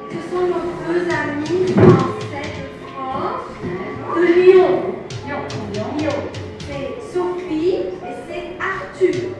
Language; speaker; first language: French; non-native, fluent; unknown